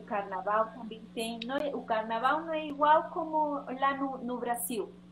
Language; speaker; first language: Portuguese; non-native, learner; Spanish